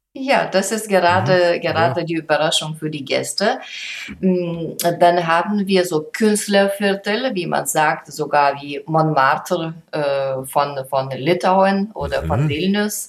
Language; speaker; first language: German; non-native, fluent; Lithuanian